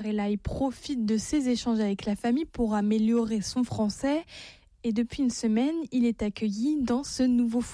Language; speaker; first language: French; native; French